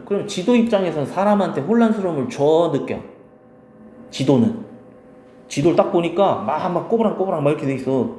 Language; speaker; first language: Korean; native; Korean